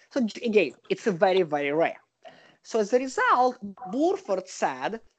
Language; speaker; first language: English; non-native, fluent; Russian